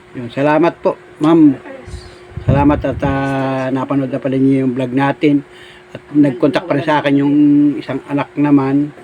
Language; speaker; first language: Filipino; native; Filipino